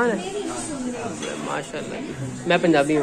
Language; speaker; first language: Urdu; non-native, local second language; Punjabi